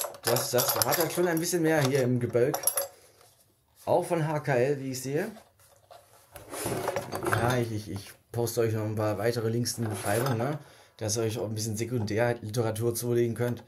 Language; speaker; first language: German; native; German